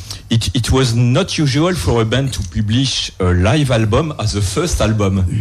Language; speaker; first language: English; non-native, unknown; French